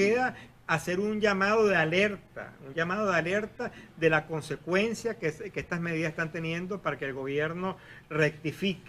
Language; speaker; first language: Spanish; native; Spanish